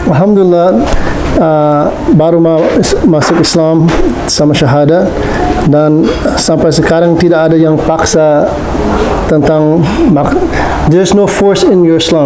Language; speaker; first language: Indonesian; non-native, learner; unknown